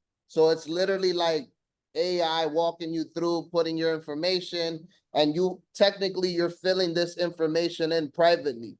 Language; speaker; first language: English; native; English